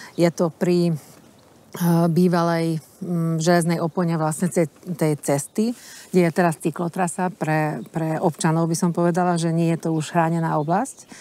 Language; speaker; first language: Slovak; non-native, local second language; Hungarian